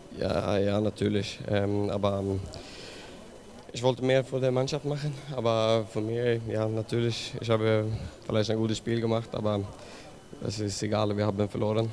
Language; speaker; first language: German; non-native, learner; Swedish